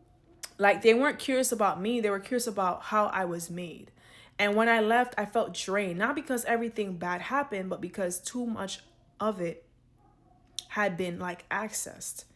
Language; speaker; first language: English; native; English